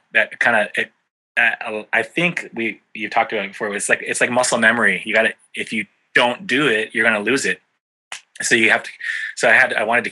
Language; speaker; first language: English; native; English